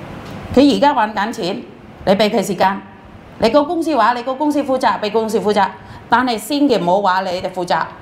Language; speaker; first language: Cantonese; non-native, fluent; Indonesian